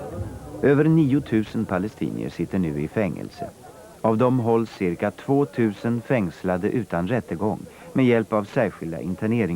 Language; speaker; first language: Swedish; native; Swedish